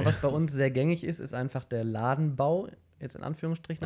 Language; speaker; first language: German; native; German